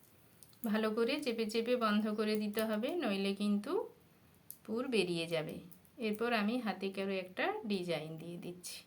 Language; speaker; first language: Bangla; native; Bangla